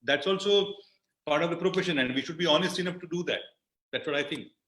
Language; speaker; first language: English; non-native, local second language; Marathi